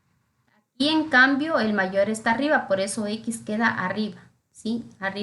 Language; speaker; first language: Spanish; native; Spanish